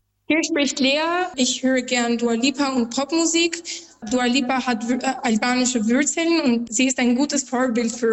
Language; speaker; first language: German; non-native, learner; Albanian